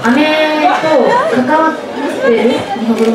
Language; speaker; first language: Japanese; non-native, fluent; Korean